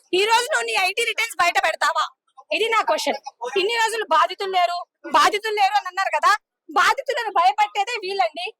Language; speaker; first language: Telugu; non-native, local second language; Lambadi